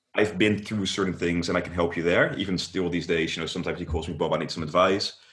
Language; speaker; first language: English; non-native, fluent; Dutch